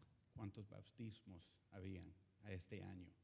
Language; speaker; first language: Spanish; non-native, fluent; English